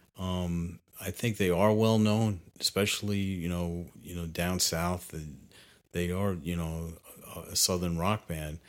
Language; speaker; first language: English; native; English